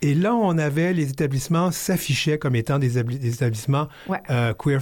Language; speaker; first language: French; native; French